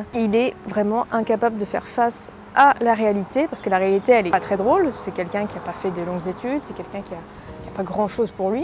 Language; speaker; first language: French; native; French